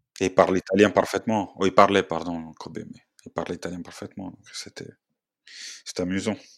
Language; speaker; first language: French; non-native, fluent; Italian